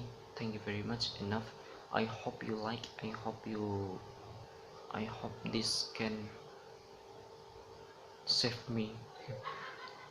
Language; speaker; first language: English; non-native, learner; Indonesian